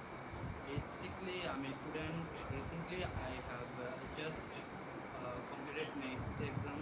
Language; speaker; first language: English; non-native, learner; Bangla